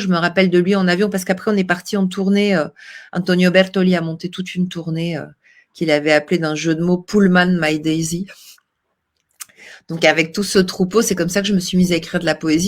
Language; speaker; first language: French; native; French